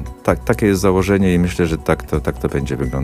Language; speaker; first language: Polish; native; Polish